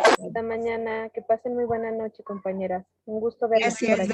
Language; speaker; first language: Spanish; native; Spanish